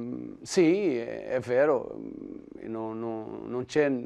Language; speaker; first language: Italian; non-native, learner; Portuguese